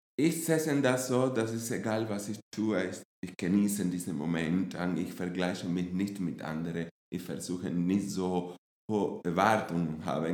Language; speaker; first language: German; non-native, fluent; Spanish